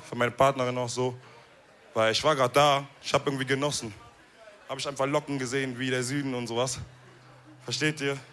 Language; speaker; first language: German; native; German